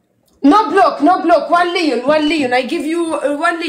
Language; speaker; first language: English; non-native, learner; Arabic